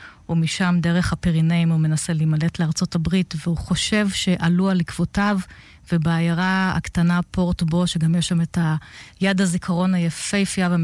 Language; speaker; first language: Hebrew; native; Hebrew